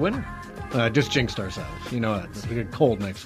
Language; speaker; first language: English; native; English